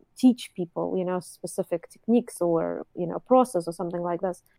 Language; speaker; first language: English; non-native, fluent; Russian